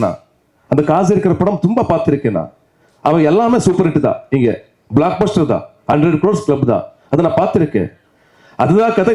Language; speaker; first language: Tamil; non-native, local second language; Kannada